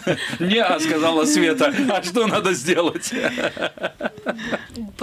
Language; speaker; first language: Russian; native; Russian